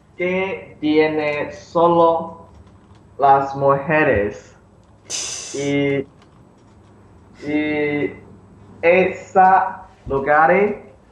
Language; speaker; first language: Spanish; non-native, learner; English